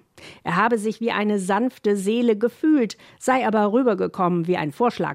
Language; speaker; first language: German; native; German